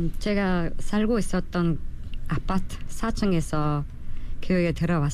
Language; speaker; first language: Korean; non-native, learner; Mongolian